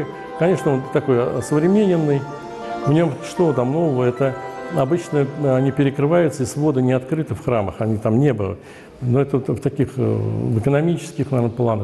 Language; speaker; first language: Russian; native; Russian